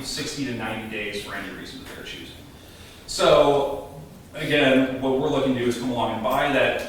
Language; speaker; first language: English; native; English